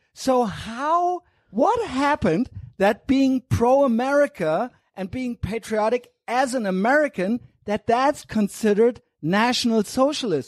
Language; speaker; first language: English; non-native, fluent; German